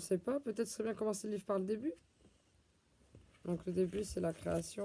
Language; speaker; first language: French; native; French